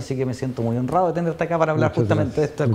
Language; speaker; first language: Spanish; native; Spanish